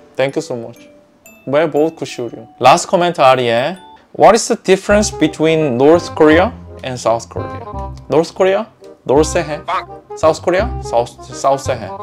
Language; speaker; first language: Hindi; non-native, learner; Korean